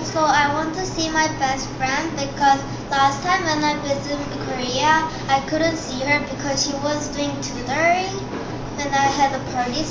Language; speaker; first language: English; non-native, fluent; Korean